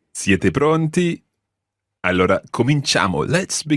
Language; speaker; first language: Italian; non-native, fluent; English